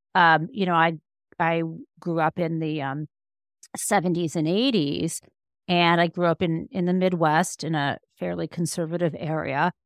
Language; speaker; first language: English; native; English